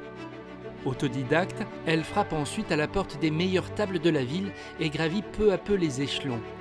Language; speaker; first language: French; native; French